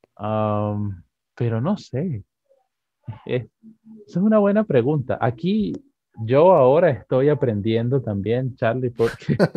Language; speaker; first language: Spanish; native; Spanish